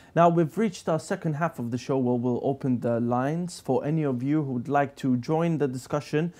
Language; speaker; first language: English; native; English